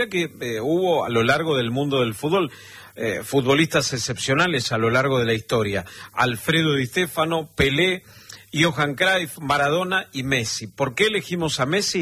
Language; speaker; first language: Spanish; native; Spanish